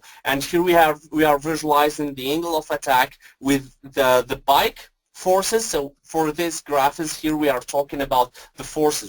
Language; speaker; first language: English; non-native, fluent; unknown